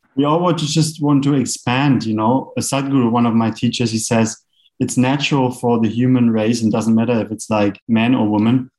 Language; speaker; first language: English; non-native, fluent; German